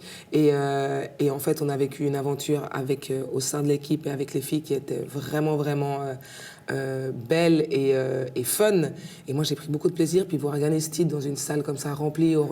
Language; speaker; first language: French; native; French